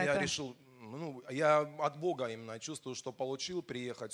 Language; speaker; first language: Russian; native; Russian